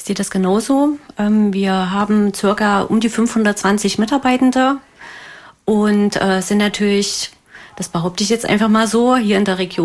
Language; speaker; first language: German; native; German